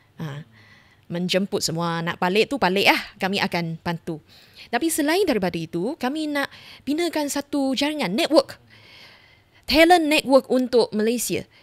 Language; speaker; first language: Malay; non-native, local second language; Chinese